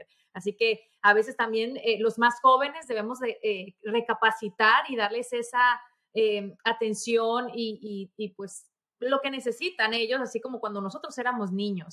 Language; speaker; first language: Spanish; native; Spanish